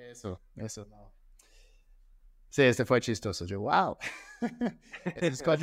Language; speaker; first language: Spanish; non-native, fluent; English